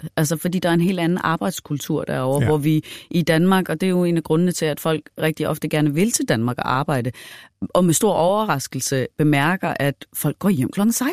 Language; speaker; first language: Danish; native; Danish